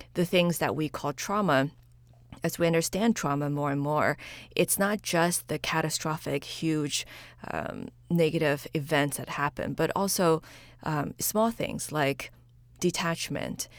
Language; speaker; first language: English; early bilingual, other home language; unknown